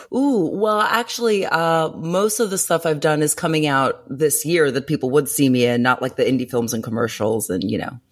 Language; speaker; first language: English; early bilingual, other home language; Greek